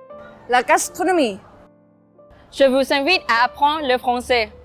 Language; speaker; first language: French; non-native, fluent; Thai